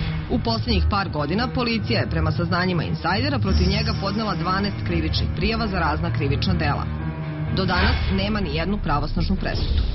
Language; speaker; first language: Serbian; native; Serbian